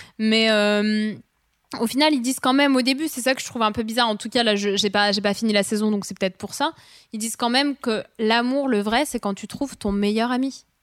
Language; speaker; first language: French; native; French